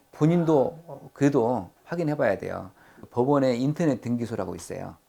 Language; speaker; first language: Korean; native; Korean